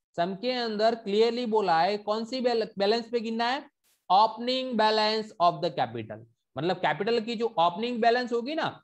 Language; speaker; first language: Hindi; non-native, local second language; Gujarati